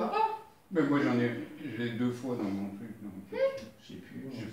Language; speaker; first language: French; native; French